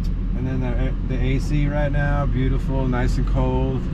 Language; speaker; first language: English; native; English